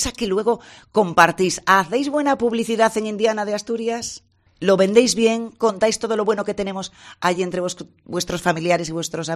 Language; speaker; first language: Spanish; native; Spanish